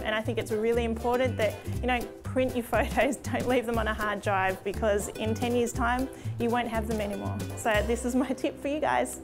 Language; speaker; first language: English; native; English